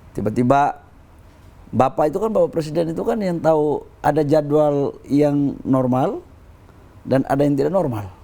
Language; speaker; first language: Indonesian; native; Indonesian